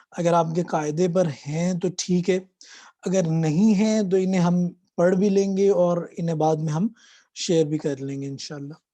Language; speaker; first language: Urdu; native; Urdu